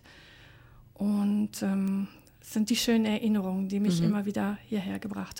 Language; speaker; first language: German; native; German